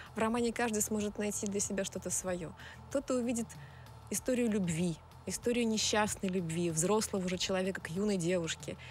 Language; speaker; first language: Russian; native; Russian